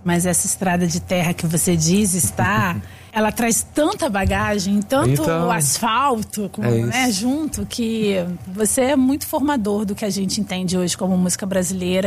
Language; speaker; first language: Portuguese; native; Portuguese